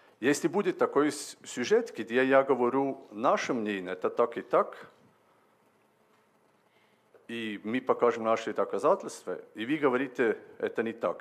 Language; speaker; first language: Russian; non-native, learner; Swedish